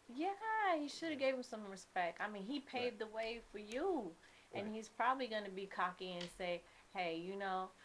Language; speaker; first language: English; native; English